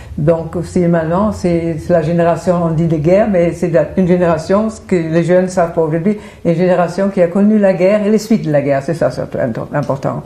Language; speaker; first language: French; non-native, fluent; German